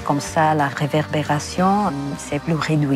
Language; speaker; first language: French; non-native, fluent; Portuguese